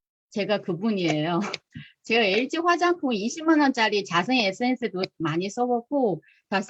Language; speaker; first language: Korean; non-native, fluent; Chinese